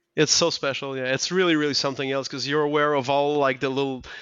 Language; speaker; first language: English; non-native, fluent; French